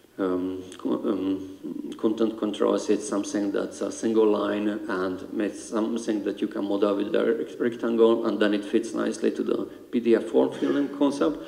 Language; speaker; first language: English; non-native, fluent; Hungarian